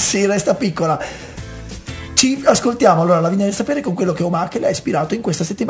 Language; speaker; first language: Italian; native; Italian